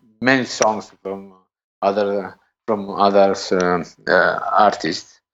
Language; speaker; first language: English; non-native, learner; Italian